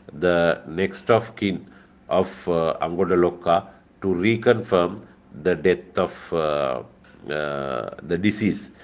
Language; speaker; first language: English; non-native, local second language; Sinhala